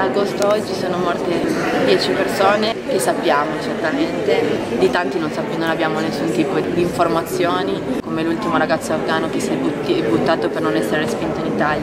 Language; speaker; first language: Italian; native; Italian